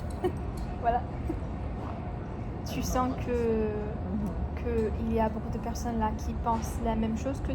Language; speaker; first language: French; non-native, learner; English